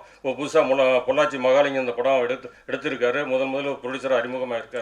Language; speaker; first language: Tamil; native; Tamil